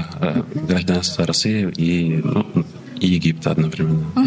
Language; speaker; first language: Russian; non-native, learner; Arabic